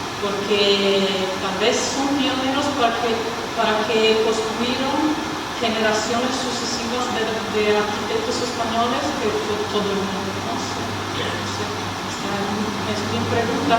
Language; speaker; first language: Spanish; non-native, fluent; Italian